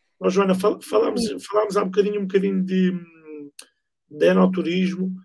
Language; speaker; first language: Portuguese; native; Portuguese